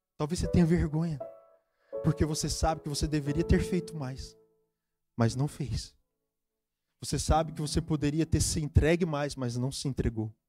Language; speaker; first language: Portuguese; native; Portuguese